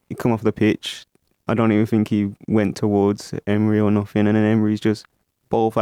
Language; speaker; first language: English; native; English